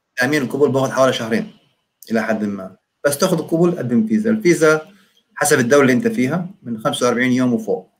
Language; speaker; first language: Arabic; native; Arabic